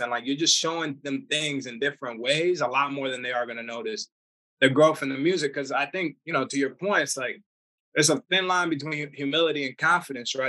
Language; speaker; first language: English; early bilingual, other home language; Spanish